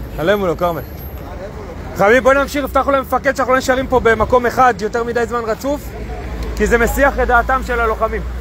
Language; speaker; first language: Hebrew; native; Hebrew